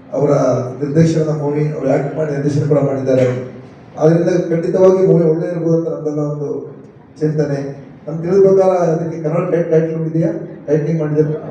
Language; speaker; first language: Kannada; non-native, local second language; Tulu